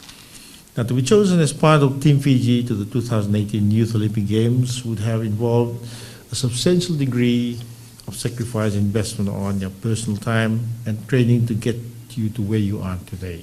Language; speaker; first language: English; non-native, local second language; Fijian